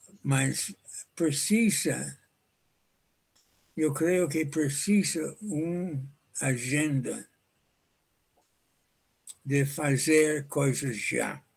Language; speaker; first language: Portuguese; non-native, fluent; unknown